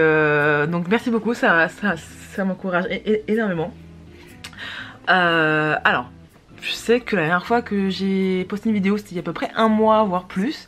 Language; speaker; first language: French; native; French